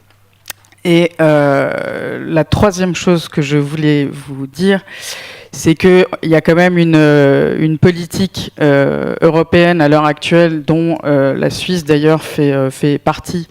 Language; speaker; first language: French; native; French